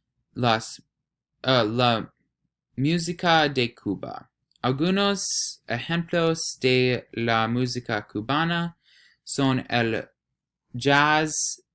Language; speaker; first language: Spanish; non-native, learner; English